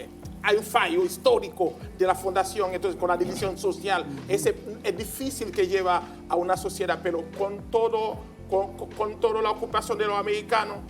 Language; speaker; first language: Spanish; non-native, learner; Haitian Creole